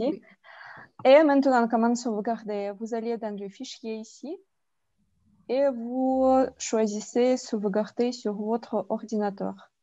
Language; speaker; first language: French; non-native, fluent; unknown